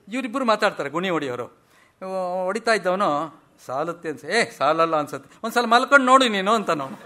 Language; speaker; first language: Kannada; native; Kannada